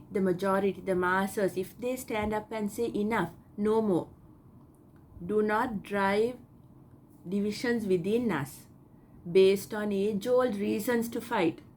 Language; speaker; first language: English; non-native, local second language; Sinhala